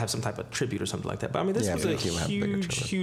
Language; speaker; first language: English; native; English